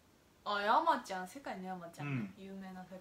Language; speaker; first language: Japanese; native; Japanese